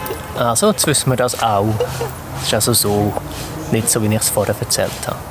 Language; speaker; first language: German; native; German